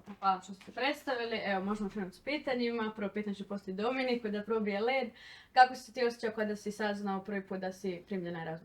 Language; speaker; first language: Croatian; native; Croatian